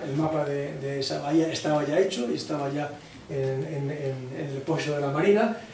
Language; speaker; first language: Spanish; native; Spanish